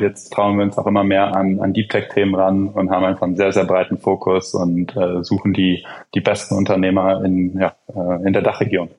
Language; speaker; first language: German; native; German